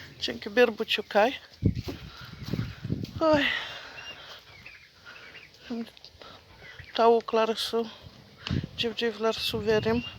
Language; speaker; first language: Turkish; non-native, learner; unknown